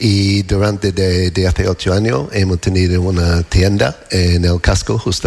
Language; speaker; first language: Spanish; non-native, learner; English